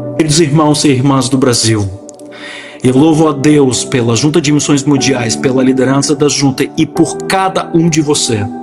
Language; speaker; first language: Portuguese; non-native, fluent; Ukrainian